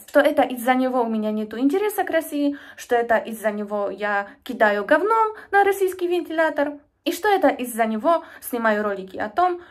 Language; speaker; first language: Russian; non-native, fluent; Polish